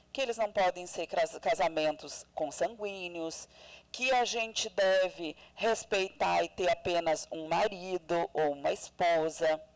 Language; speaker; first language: Portuguese; non-native, local second language; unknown